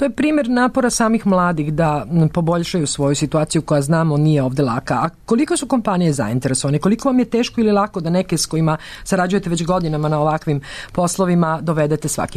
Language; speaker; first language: Serbian; native; Serbian